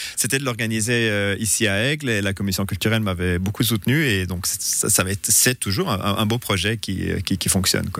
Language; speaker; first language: French; native; French